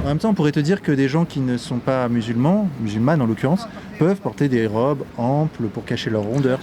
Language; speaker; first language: French; native; French